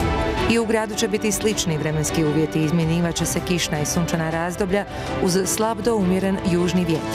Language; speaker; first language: Serbian; native; Serbian